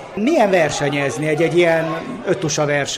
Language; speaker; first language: Hungarian; native; Hungarian